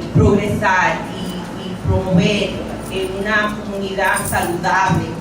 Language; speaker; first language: Spanish; early bilingual, heritage; Spanish